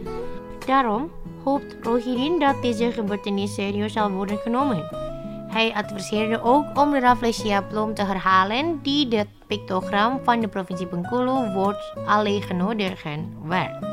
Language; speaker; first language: Dutch; non-native, fluent; Indonesian